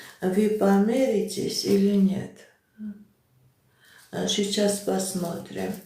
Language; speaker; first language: Russian; non-native, fluent; Armenian